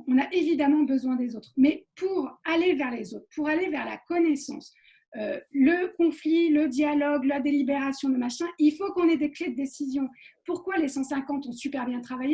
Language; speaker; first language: French; native; French